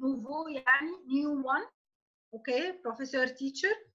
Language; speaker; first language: French; non-native, fluent; Arabic